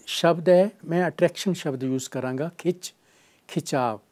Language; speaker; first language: Hindi; non-native, local second language; Punjabi